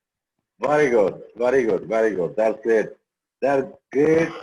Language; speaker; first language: English; non-native, local second language; Urdu